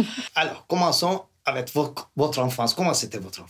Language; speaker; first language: French; non-native, fluent; Turkish